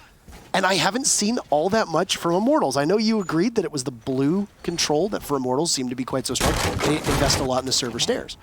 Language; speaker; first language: English; native; English